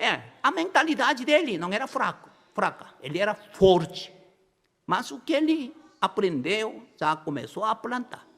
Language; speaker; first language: Portuguese; non-native, learner; Korean